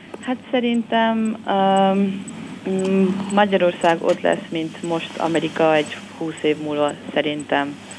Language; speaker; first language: Hungarian; non-native, fluent; Spanish